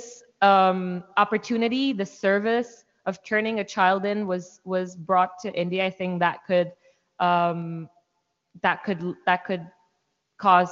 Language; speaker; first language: English; non-native, local second language; Hindi